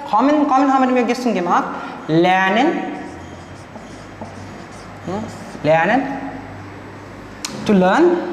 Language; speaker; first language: German; non-native, learner; Marathi